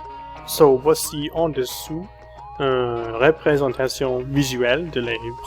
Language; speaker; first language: French; non-native, fluent; English